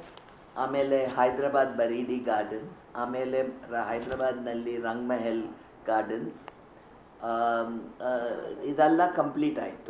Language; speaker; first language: Kannada; non-native, local second language; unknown